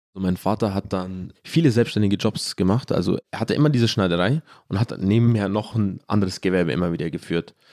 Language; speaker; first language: German; early bilingual, other home language; Arabic